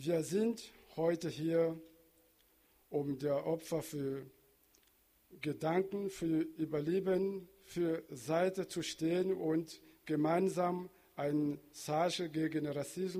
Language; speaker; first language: German; non-native, fluent; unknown